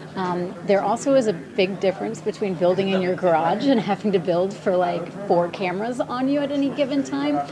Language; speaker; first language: English; early bilingual, other home language; Ukrainian